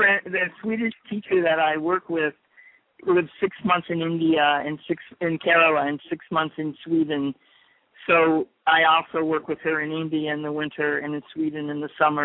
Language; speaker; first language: English; native; English